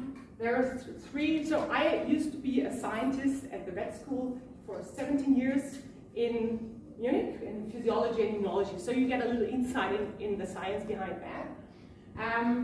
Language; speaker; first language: English; non-native, fluent; German